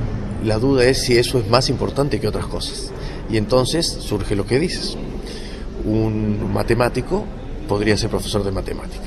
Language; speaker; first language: Spanish; native; Spanish